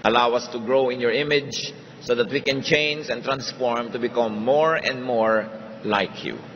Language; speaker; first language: English; non-native, local second language; Filipino